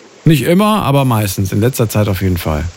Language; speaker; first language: German; native; German